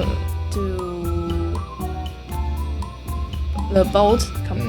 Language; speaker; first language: English; non-native, learner; Chinese